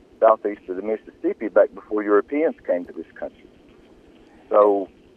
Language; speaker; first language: English; early bilingual, other home language; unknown